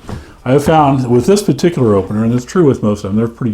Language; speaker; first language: English; native; English